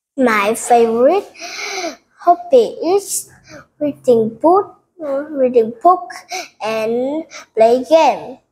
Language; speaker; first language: English; non-native, learner; Vietnamese